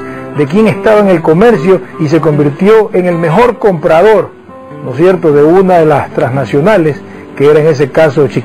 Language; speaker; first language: Spanish; native; Spanish